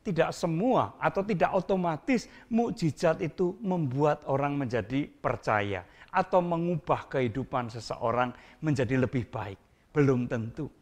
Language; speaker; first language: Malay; non-native, local second language; Indonesian